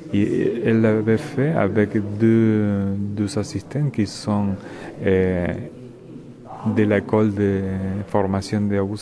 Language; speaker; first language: French; non-native, learner; Spanish